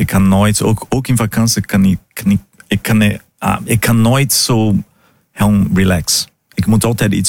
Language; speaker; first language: Dutch; non-native, fluent; Portuguese